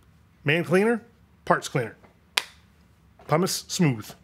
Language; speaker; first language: English; native; English